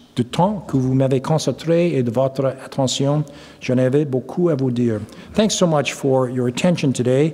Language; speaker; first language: English; native; English